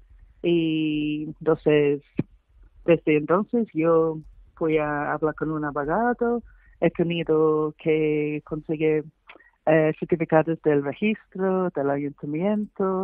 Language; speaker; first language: Spanish; non-native, fluent; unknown